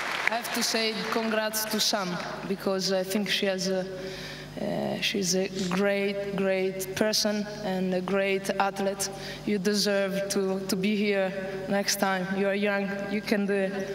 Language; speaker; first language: English; non-native, learner; Italian